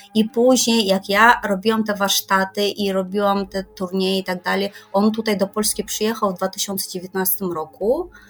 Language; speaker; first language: Polish; non-native, fluent; Kyrgyz